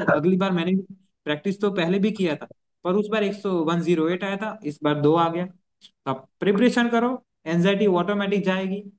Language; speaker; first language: Hindi; non-native, local second language; Gujarati